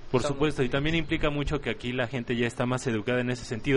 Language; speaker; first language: Spanish; native; Spanish